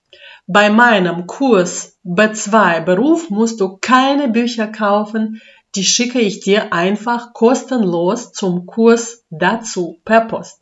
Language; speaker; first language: German; non-native, fluent; Russian